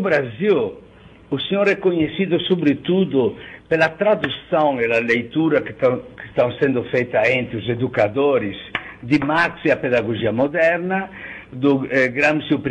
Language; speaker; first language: Portuguese; non-native, fluent; Italian